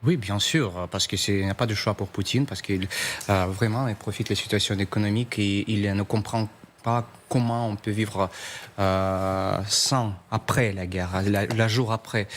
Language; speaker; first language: French; non-native, fluent; Russian